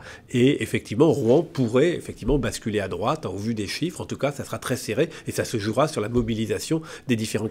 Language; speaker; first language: French; native; French